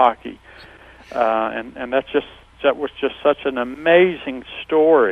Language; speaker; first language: English; native; English